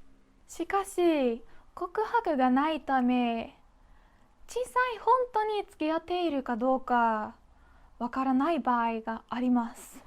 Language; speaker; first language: Japanese; non-native, fluent; Dutch